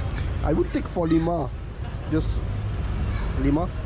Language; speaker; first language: English; non-native, learner; French